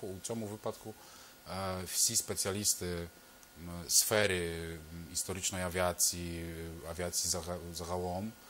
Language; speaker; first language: Ukrainian; non-native, fluent; Polish